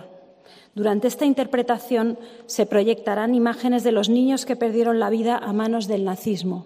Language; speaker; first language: Spanish; native; Spanish